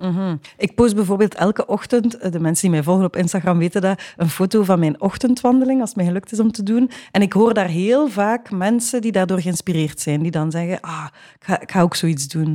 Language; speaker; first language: Dutch; native; Dutch